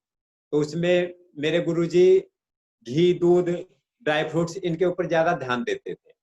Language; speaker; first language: Hindi; native; Hindi